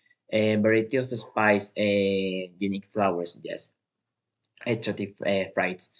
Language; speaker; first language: English; non-native, learner; Spanish